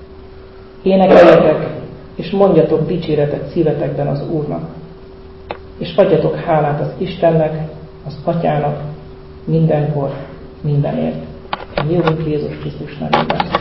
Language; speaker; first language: Hungarian; native; Hungarian